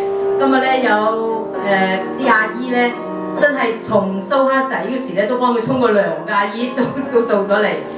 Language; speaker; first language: Cantonese; native; Cantonese